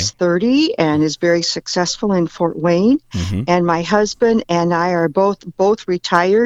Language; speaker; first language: English; native; English